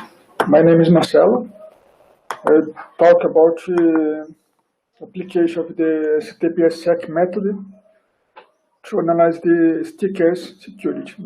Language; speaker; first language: English; non-native, fluent; Portuguese